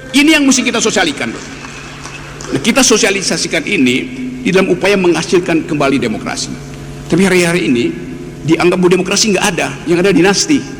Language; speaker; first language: Indonesian; native; Indonesian